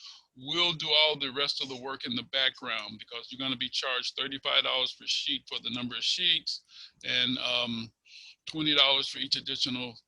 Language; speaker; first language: English; native; English